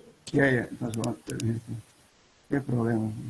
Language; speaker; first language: Spanish; native; Spanish